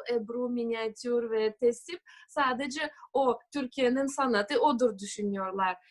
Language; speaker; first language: Turkish; non-native, fluent; Russian